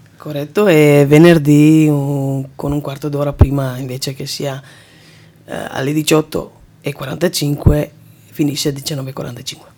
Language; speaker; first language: Italian; non-native, fluent; Romanian